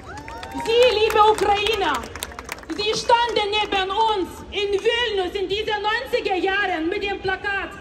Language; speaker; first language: German; non-native, fluent; Lithuanian